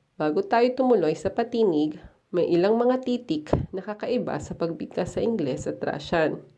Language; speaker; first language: Filipino; native; Filipino